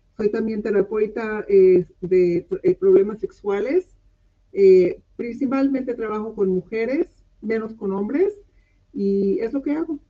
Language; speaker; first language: Spanish; non-native, local second language; English